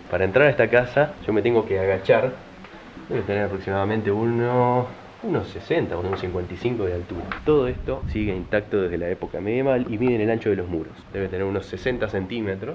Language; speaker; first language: Spanish; native; Spanish